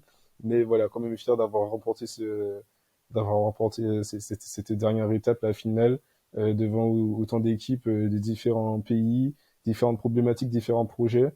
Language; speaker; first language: French; native; French